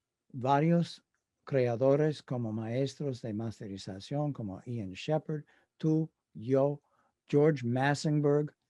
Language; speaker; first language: Spanish; non-native, fluent; English